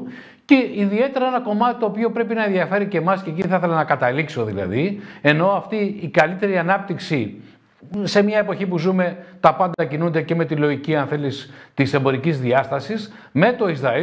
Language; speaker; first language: Greek; native; Greek